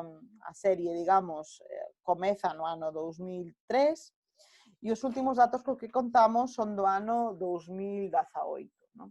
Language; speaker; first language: Galician; non-native, local second language; Spanish